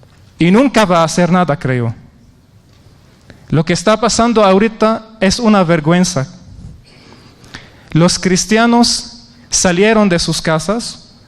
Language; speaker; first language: Spanish; non-native, fluent; Arabic